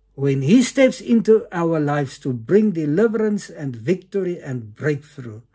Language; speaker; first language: English; non-native, local second language; Afrikaans